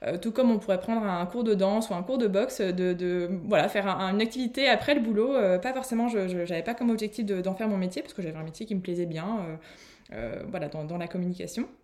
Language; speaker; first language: French; native; French